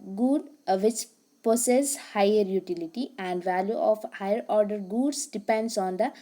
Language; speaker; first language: English; non-native, local second language; Kannada